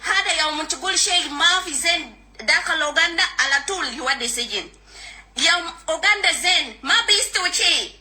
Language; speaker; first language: Arabic; non-native, learner; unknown